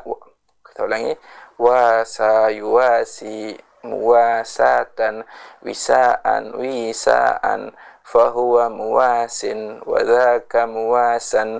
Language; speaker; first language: Arabic; non-native, fluent; Indonesian